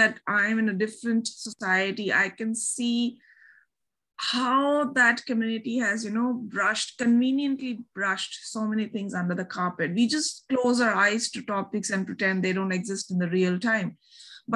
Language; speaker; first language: English; non-native, local second language; Bangla